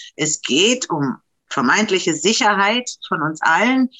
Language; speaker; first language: German; non-native, fluent; Romanian